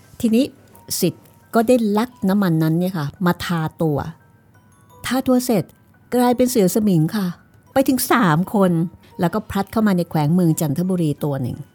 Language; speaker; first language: Thai; native; Thai